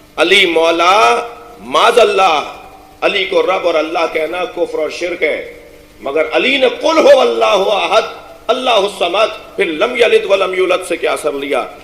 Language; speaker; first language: Urdu; non-native, local second language; Sindhi